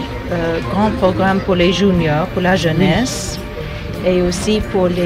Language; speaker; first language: French; non-native, fluent; English